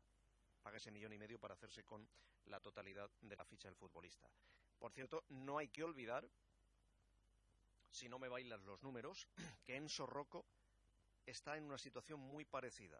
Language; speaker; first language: Spanish; native; Spanish